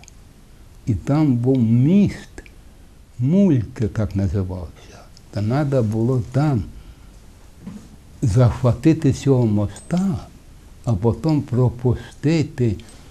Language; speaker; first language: Ukrainian; native; Ukrainian